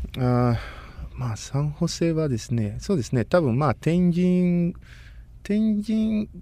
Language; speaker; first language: Japanese; non-native, fluent; Spanish